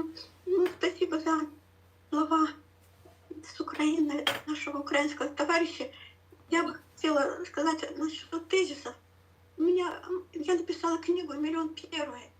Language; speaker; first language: Russian; native; Russian